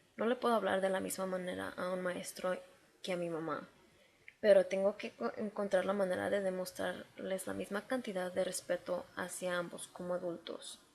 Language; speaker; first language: Spanish; native; Spanish